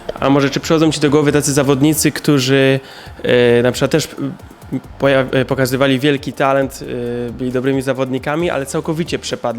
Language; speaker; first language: Polish; native; Polish